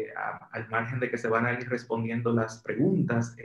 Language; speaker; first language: Spanish; native; Spanish